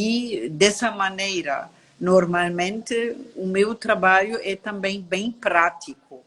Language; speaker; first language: Portuguese; non-native, learner; German